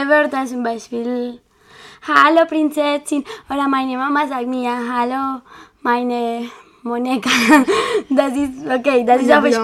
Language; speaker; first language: German; non-native, learner; Spanish